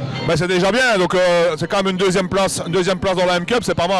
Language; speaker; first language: French; native; French